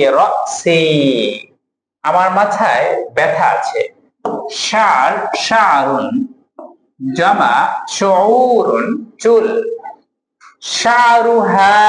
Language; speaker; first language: Bangla; native; Bangla